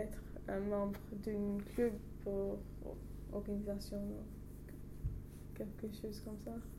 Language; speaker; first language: French; non-native, learner; English